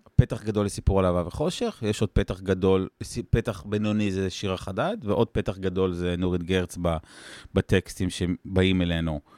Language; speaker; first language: Hebrew; native; Hebrew